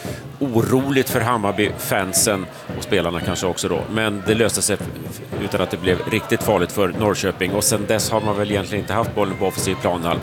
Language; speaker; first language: Swedish; native; Swedish